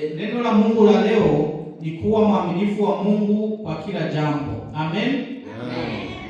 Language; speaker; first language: Swahili; non-native, local second language; Rundi